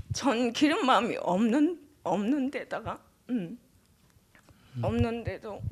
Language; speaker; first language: Korean; non-native, learner; Mongolian